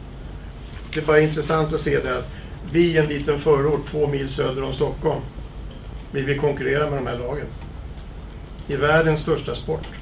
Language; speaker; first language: Swedish; native; Swedish